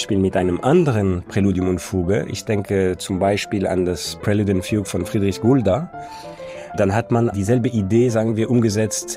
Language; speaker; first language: German; non-native, local second language; Luxembourgish